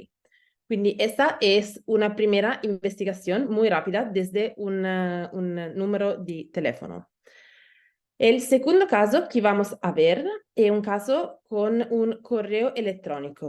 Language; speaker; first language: Spanish; non-native, learner; Italian